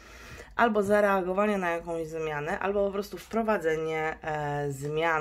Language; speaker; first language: Polish; native; Polish